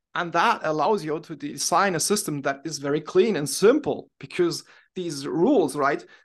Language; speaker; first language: English; non-native, fluent; German